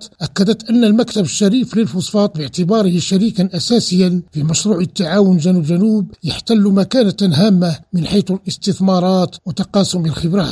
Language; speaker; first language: Arabic; native; Arabic